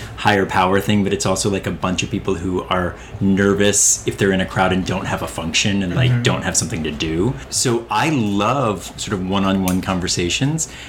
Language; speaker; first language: English; native; English